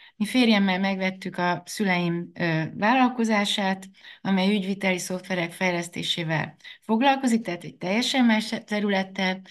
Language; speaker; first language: Hungarian; native; Hungarian